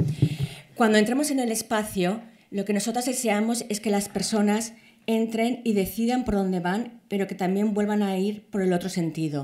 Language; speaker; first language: Spanish; native; Spanish